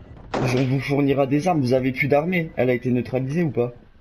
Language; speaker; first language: French; native; French